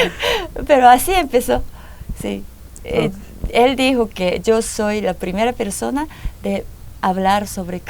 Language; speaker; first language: Spanish; non-native, fluent; Japanese